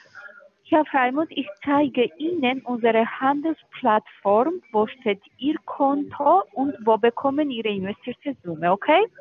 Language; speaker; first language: German; non-native, learner; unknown